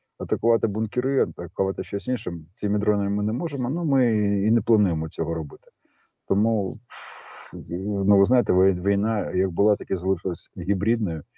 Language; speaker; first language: Ukrainian; native; Ukrainian